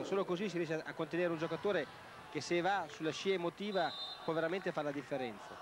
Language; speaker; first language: Italian; native; Italian